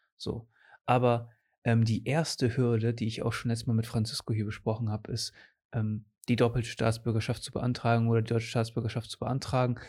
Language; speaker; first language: German; early bilingual, other home language; Portuguese